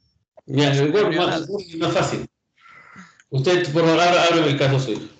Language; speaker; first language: Spanish; native; Spanish